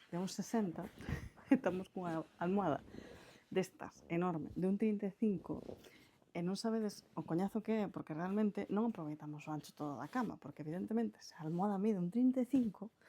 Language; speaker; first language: Galician; non-native, local second language; Spanish